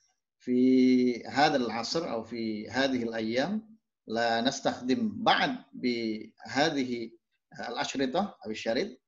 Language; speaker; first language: Arabic; non-native, fluent; Indonesian